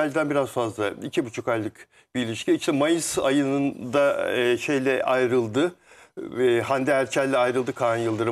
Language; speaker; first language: Turkish; native; Turkish